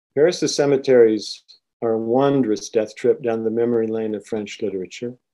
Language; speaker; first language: English; native; English